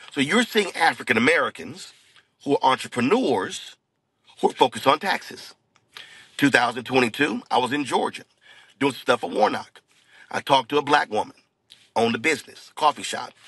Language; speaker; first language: English; native; English